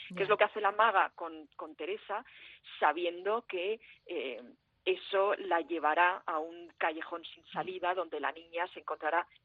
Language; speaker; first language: Spanish; early bilingual, heritage; French